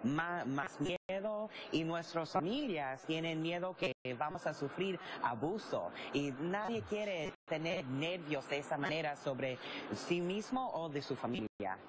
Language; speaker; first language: Spanish; early bilingual, heritage; English